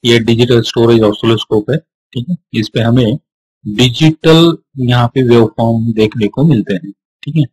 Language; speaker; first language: Hindi; non-native, local second language; Marathi